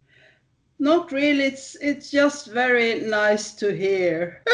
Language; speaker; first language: English; non-native, fluent; Swedish